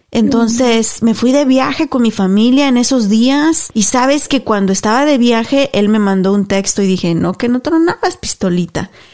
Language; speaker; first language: Spanish; native; Spanish